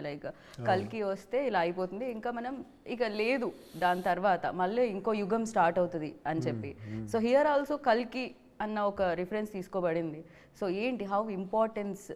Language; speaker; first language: Telugu; native; Telugu